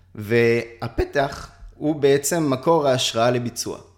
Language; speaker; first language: Hebrew; early bilingual, other home language; French